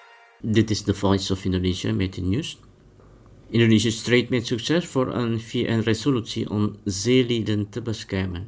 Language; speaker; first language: Dutch; non-native, fluent; Indonesian